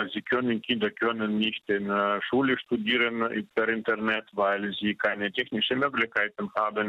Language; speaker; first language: German; non-native, fluent; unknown